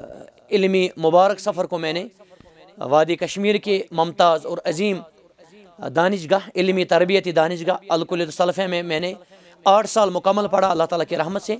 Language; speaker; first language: Hindi; non-native, local second language; Kashmiri